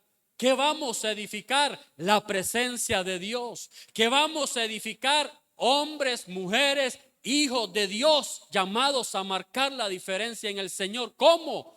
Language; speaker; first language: Spanish; native; Spanish